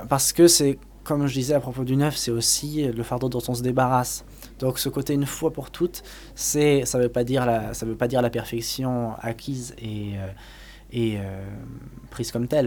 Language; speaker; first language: French; native; French